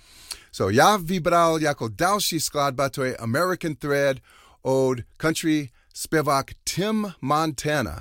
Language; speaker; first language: Czech; non-native, learner; English